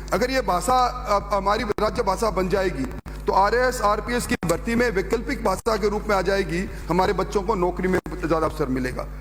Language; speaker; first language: Hindi; native; Hindi